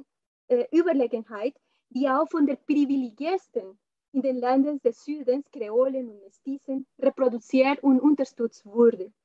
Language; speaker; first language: German; non-native, fluent; Spanish